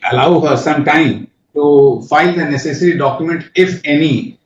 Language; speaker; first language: English; non-native, local second language; Hindi